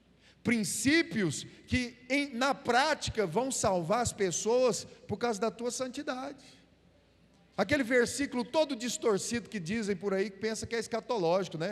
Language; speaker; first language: Portuguese; native; Portuguese